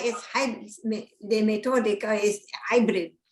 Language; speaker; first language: Spanish; non-native, learner; English